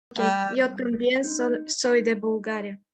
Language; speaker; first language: Spanish; non-native, learner; Bulgarian